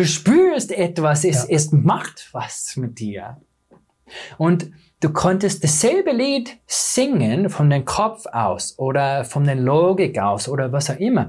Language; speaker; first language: German; non-native, fluent; English